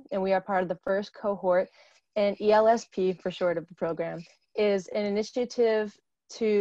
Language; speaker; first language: English; native; English